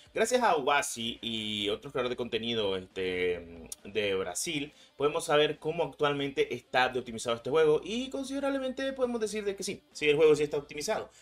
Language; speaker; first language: Spanish; native; Spanish